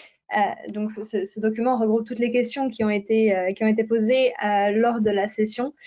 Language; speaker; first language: French; native; French